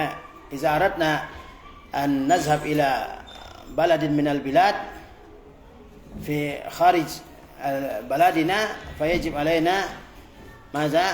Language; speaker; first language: Arabic; non-native, fluent; Indonesian